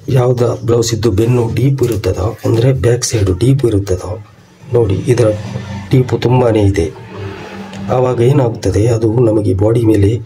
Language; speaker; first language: Kannada; non-native, local second language; Tulu